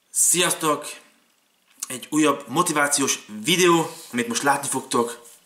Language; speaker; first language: Hungarian; early bilingual, other home language; German